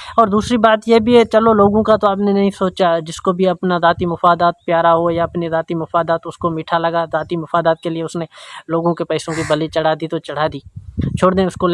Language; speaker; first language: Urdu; non-native, local second language; Sindhi